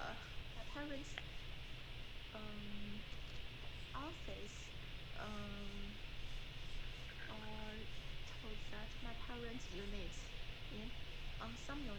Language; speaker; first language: English; non-native, learner; Chinese